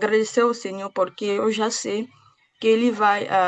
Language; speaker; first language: Portuguese; non-native, fluent; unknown